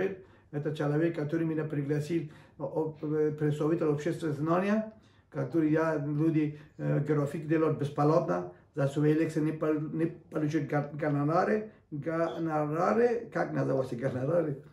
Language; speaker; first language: Russian; non-native, learner; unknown